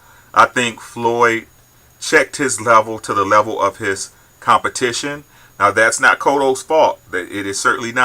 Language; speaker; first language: English; native; English